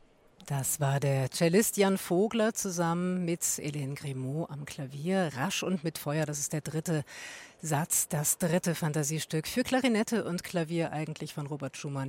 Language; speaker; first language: German; native; German